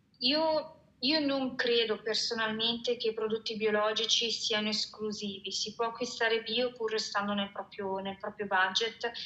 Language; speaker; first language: Italian; native; Italian